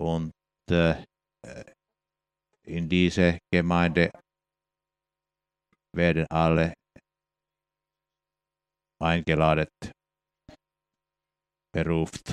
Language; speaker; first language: German; non-native, fluent; Finnish